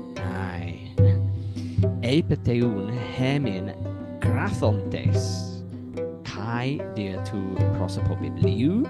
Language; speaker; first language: Greek; non-native, learner; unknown